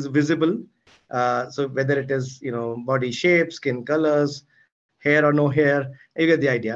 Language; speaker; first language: English; non-native, local second language; Hindi